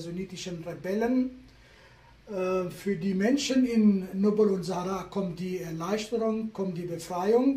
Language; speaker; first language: German; non-native, fluent; Kurdish